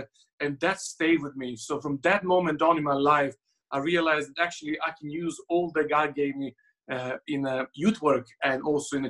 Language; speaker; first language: English; non-native, fluent; Serbian